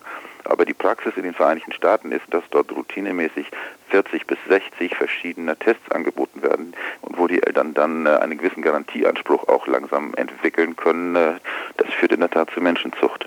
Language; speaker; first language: German; native; German